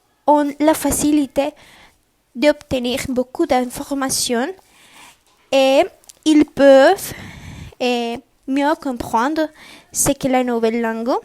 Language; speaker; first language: French; non-native, learner; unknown